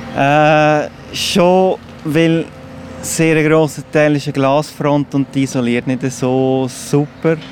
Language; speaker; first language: German; non-native, fluent; Persian